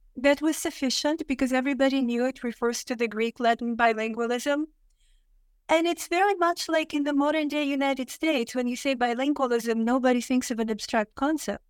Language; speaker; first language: English; non-native, fluent; Russian